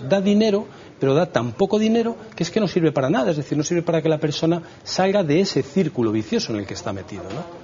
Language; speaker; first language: Spanish; native; Spanish